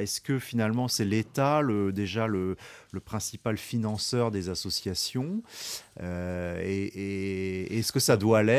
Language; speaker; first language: French; native; French